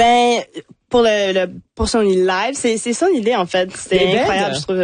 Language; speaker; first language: French; non-native, local second language; English